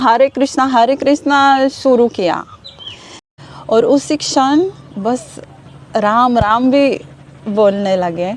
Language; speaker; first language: Hindi; non-native, learner; Hebrew